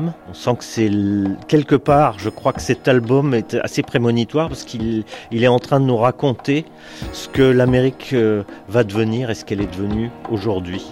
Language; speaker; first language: French; native; French